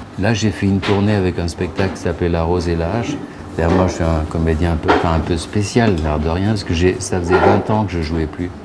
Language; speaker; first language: French; early bilingual, other home language; Spanish